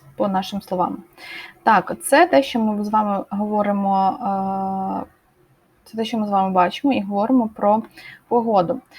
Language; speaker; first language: Ukrainian; native; Ukrainian